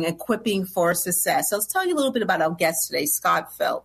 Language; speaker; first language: English; native; English